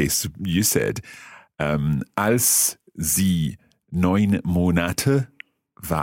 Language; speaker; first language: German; non-native, learner; English